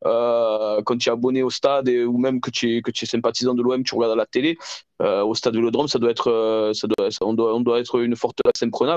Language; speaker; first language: French; native; French